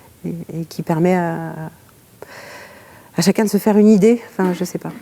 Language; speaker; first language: French; native; French